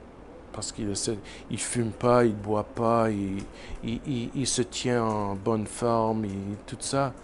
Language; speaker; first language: French; non-native, learner; English